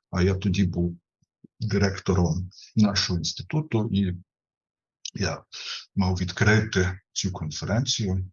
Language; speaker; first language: Ukrainian; non-native, fluent; German